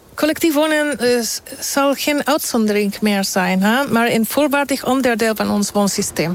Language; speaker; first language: Dutch; non-native, fluent; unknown